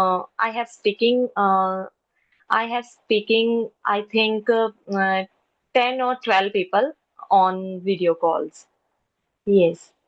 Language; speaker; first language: English; non-native, learner; Hindi